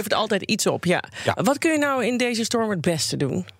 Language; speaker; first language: Dutch; native; Dutch